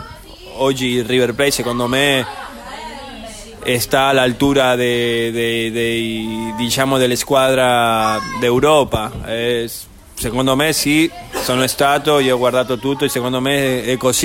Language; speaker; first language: Italian; non-native, fluent; Spanish